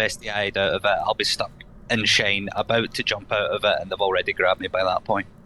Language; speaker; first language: English; native; English